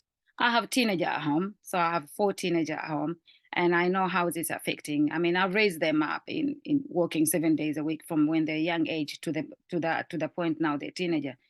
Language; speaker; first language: English; non-native, fluent; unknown